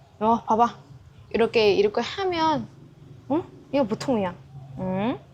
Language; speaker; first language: Korean; non-native, learner; Vietnamese